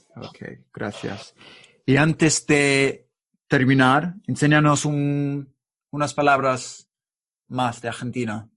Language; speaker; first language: Spanish; non-native, learner; English